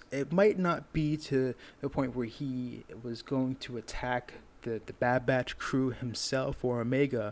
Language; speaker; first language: English; native; English